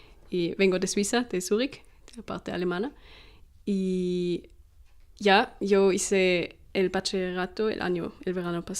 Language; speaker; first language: Spanish; non-native, fluent; German